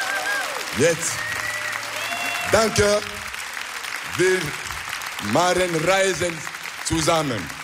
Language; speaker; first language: German; non-native, learner; French